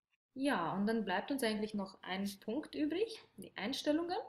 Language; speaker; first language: German; native; German